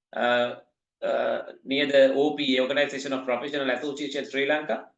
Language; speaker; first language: English; non-native, local second language; Sinhala